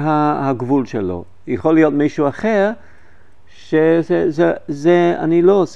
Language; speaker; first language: Hebrew; non-native, fluent; English